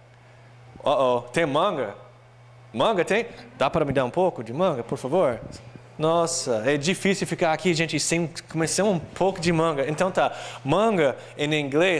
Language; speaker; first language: Portuguese; non-native, fluent; English